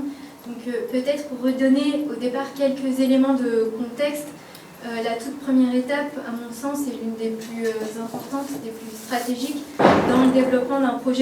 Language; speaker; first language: French; native; French